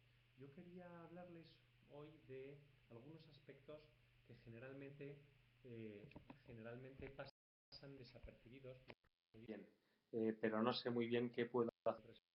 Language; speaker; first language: Spanish; native; Spanish